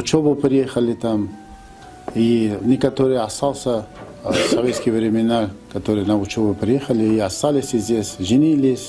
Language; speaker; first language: Russian; non-native, fluent; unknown